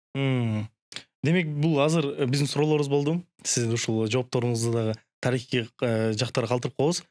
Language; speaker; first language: Kyrgyz; non-native, local second language; Russian